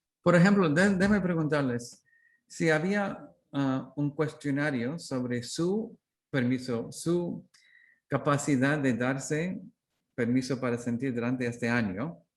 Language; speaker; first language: Spanish; non-native, learner; English